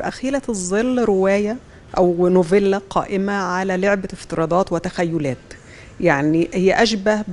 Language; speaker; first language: Arabic; native; Arabic